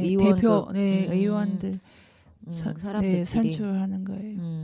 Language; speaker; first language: Korean; non-native, learner; Chinese